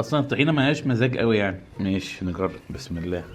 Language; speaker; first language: Arabic; native; Arabic